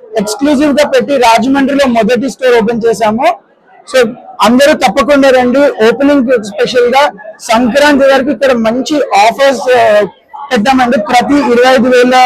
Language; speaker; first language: Telugu; native; Telugu